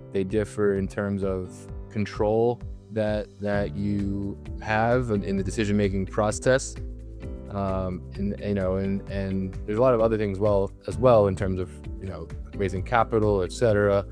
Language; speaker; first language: English; native; English